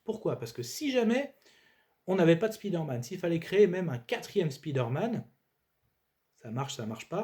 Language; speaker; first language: French; native; French